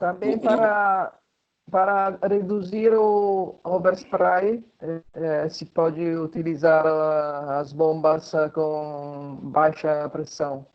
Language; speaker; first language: Portuguese; non-native, fluent; Italian